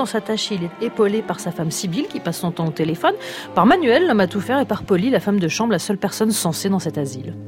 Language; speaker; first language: French; native; French